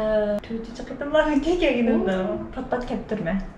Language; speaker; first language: Turkish; non-native, learner; Uyghur